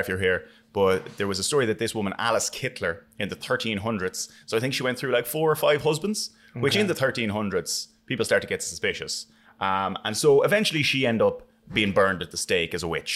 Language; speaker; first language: English; native; English